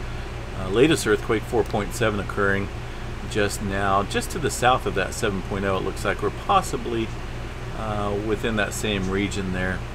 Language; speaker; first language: English; native; English